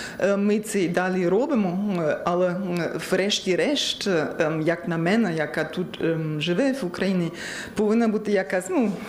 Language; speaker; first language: Ukrainian; non-native, learner; German